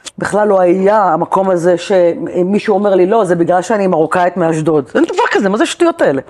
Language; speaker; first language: Hebrew; native; Hebrew